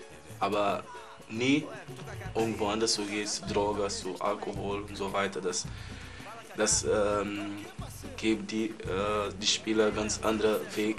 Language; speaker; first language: German; non-native, learner; Portuguese